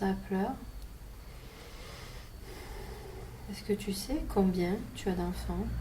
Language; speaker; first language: French; native; French